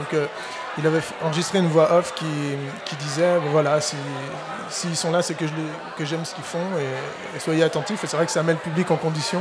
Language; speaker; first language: French; native; French